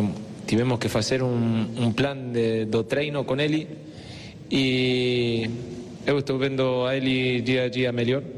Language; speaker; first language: Portuguese; non-native, fluent; Spanish